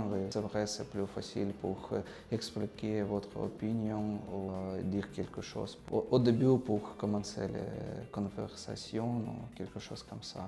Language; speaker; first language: French; non-native, learner; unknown